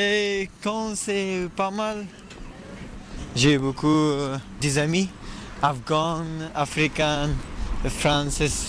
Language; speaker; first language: French; non-native, learner; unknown